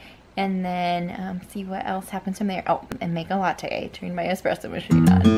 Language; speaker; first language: English; native; English